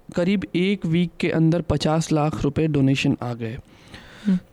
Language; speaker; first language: Hindi; native; Hindi